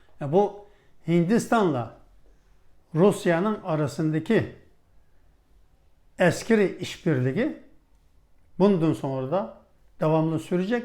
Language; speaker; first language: Turkish; non-native, fluent; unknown